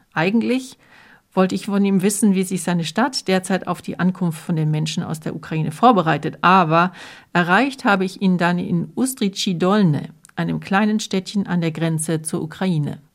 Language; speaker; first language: German; native; German